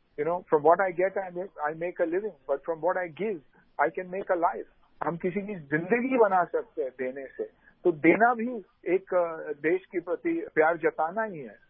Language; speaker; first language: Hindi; non-native, local second language; Tulu